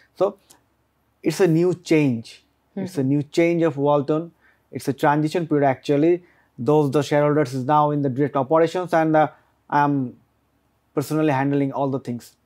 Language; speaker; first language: English; non-native, local second language; Bangla